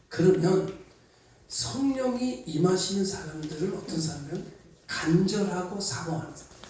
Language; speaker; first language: Korean; native; Korean